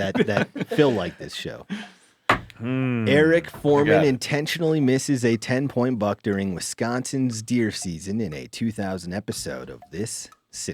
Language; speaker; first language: English; native; English